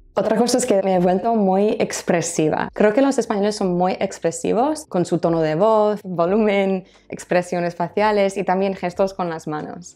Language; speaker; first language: Spanish; non-native, fluent; English